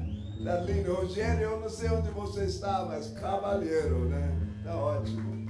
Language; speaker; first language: Portuguese; non-native, fluent; English